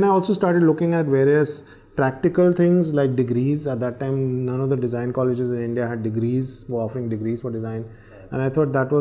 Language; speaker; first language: English; non-native, local second language; Hindi